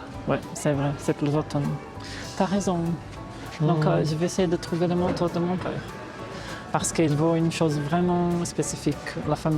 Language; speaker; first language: French; non-native, fluent; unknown